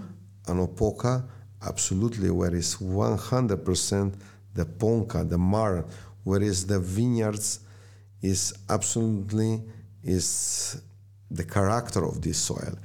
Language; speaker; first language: English; non-native, learner; Slovenian